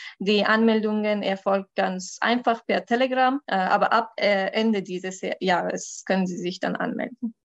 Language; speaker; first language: German; non-native, learner; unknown